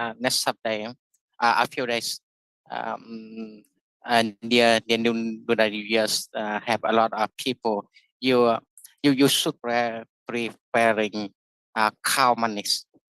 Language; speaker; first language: English; non-native, learner; Vietnamese